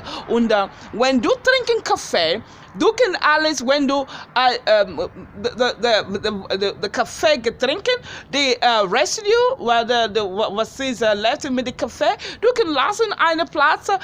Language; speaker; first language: German; non-native, learner; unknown